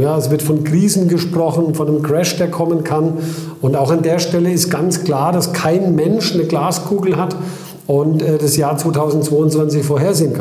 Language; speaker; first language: German; native; German